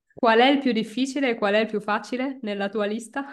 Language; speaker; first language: Italian; native; Italian